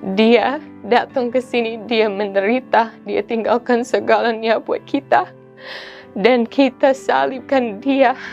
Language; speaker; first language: Indonesian; non-native, fluent; English